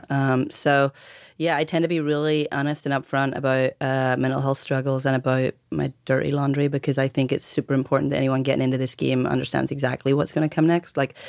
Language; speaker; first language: English; native; English